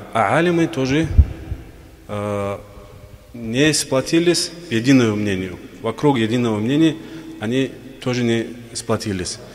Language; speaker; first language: Russian; non-native, local second language; Avaric